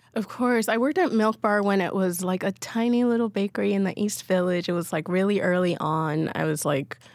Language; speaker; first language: English; non-native, local second language; Yoruba